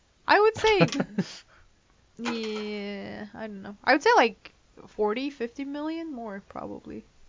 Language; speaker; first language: English; non-native, fluent; Turkish